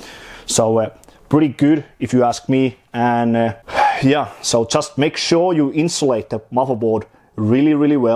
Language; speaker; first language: English; non-native, fluent; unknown